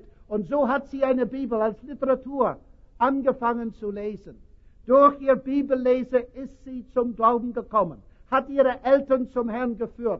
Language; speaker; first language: German; non-native, fluent; English